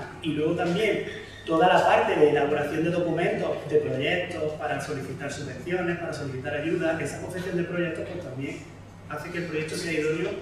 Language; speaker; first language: Spanish; native; Spanish